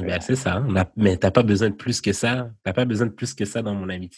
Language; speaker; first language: French; native; French